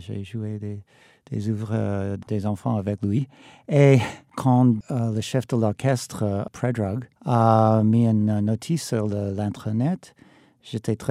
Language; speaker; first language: French; non-native, fluent; English